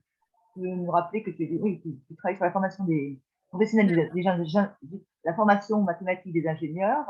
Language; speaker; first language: French; native; French